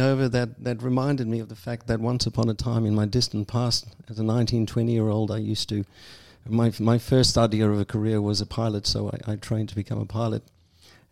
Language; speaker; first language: English; native; English